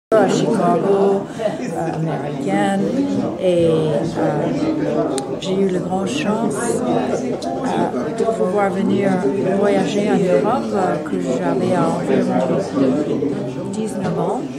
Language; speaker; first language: French; non-native, fluent; English